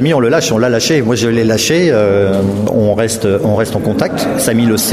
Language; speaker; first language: French; native; French